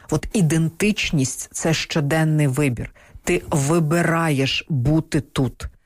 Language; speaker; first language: Ukrainian; non-native, local second language; Russian